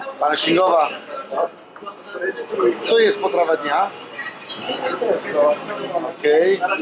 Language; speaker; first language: Polish; non-native, learner; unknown